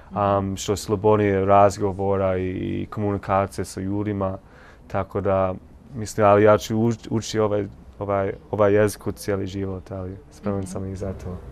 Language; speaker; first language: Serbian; non-native, learner; English